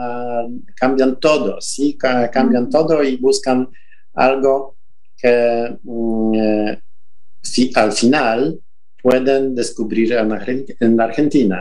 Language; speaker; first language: Spanish; non-native, fluent; Polish